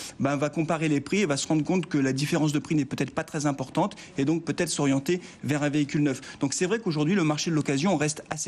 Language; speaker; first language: French; native; French